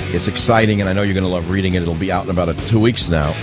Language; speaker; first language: English; native; English